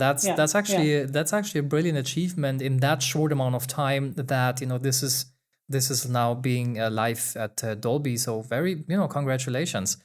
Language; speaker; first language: English; non-native, fluent; German